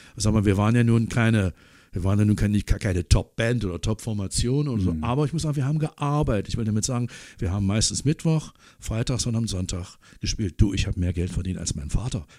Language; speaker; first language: German; non-native, local second language; English